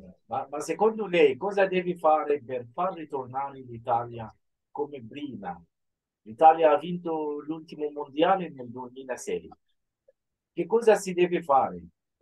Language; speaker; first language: Italian; non-native, fluent; Arabic